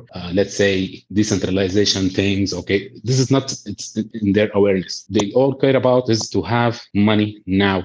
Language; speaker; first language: English; non-native, fluent; Arabic